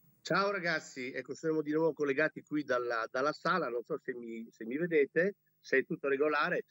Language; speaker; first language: Italian; native; Italian